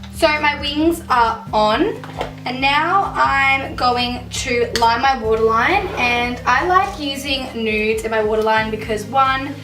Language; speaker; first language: English; native; English